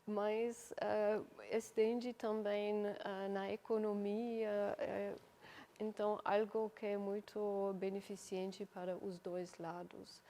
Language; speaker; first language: Portuguese; non-native, fluent; German